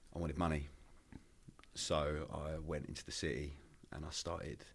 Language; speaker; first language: English; native; English